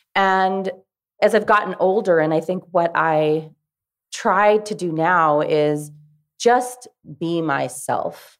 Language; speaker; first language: English; native; English